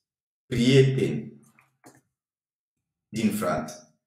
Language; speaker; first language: Romanian; non-native, fluent; French